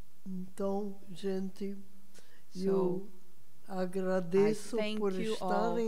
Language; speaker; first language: Portuguese; non-native, fluent; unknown